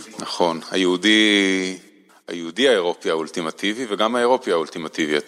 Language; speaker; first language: Hebrew; native; Hebrew